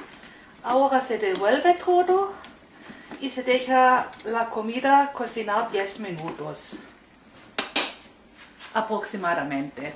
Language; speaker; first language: Spanish; non-native, learner; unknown